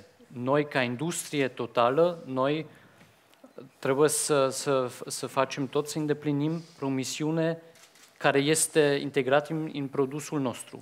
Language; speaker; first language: Romanian; non-native, fluent; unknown